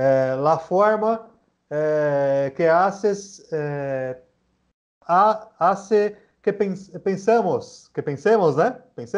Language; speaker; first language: Spanish; non-native, learner; Portuguese